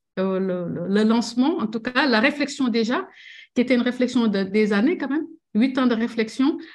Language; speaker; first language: French; non-native, local second language; Wolof